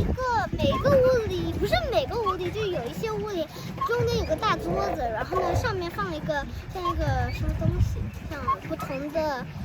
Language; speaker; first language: Chinese; early bilingual, heritage; Chinese